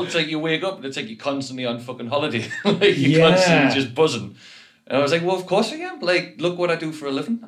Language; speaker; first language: English; native; English